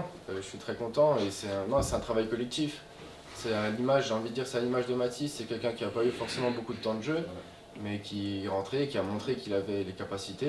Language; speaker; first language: French; native; French